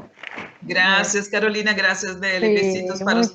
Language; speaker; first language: Spanish; non-native, learner; Portuguese